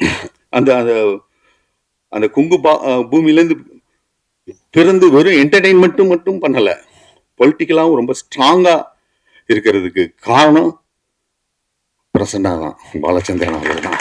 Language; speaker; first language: Tamil; native; Tamil